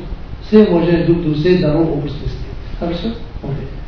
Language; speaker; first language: Russian; non-native, learner; Tibetan